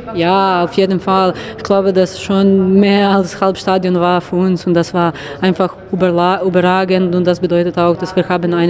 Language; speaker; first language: German; non-native, learner; Serbian